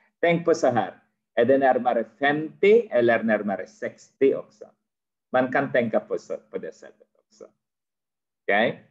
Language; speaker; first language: Swedish; non-native, fluent; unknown